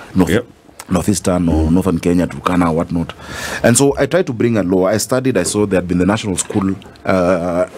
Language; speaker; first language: English; non-native, local second language; Swahili